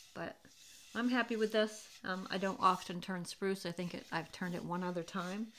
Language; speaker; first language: English; native; English